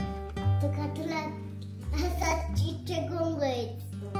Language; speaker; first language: Italian; early bilingual, other home language; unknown